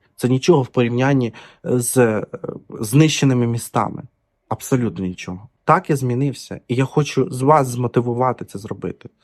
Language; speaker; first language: Ukrainian; non-native, local second language; Russian